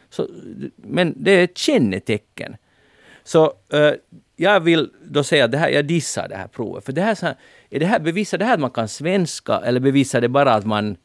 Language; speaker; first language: Swedish; native; Swedish